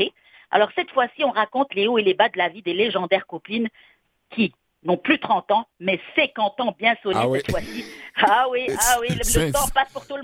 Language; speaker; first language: French; native; French